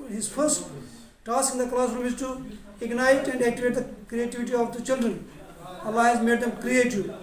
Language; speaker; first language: English; non-native, local second language; Urdu